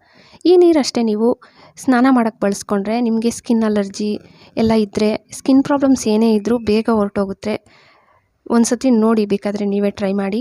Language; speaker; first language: Kannada; native; Kannada